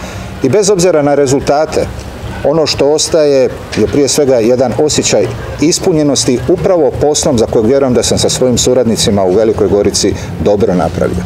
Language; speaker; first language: Serbian; native; Serbian